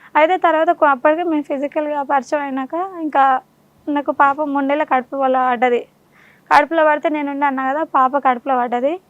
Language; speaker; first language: Telugu; non-native, local second language; Urdu